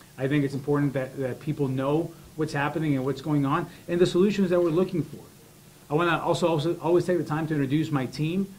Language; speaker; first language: English; early bilingual, other home language; Spanish